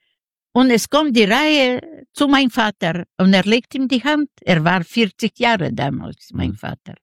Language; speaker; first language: German; non-native, fluent; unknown